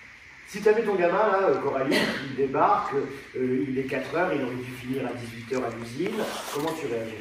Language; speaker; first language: French; native; French